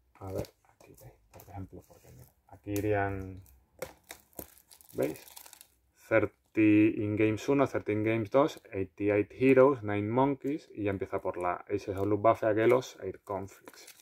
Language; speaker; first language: Spanish; native; Spanish